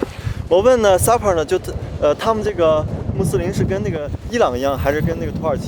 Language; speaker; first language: Chinese; native; Chinese